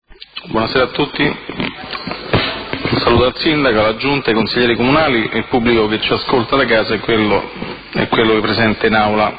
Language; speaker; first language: Italian; native; Italian